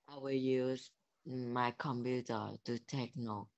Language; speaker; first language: English; non-native, learner; Vietnamese